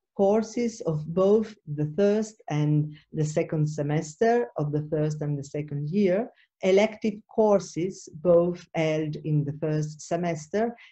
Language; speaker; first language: English; non-native, fluent; Italian